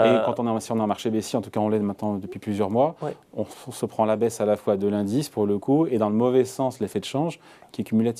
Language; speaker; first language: French; native; French